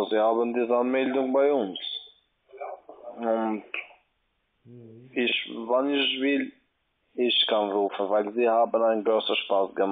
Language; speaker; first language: German; non-native, learner; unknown